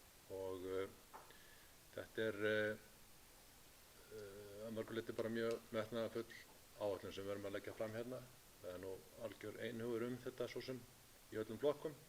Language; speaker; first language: Icelandic; native; Icelandic